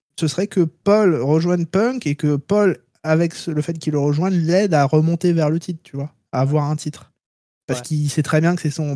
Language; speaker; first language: French; native; French